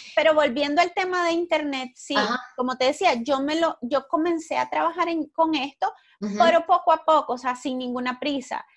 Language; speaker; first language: Spanish; native; Spanish